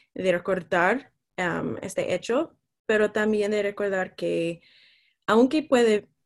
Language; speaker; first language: Spanish; non-native, fluent; English